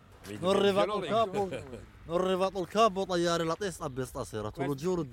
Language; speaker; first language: Italian; non-native, learner; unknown